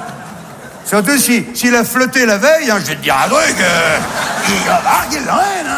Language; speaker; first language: French; native; French